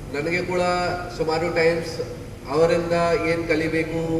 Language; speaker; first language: Kannada; non-native, learner; Hindi